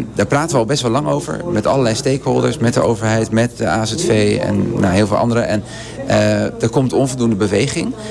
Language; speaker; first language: Dutch; non-native, local second language; Papiamento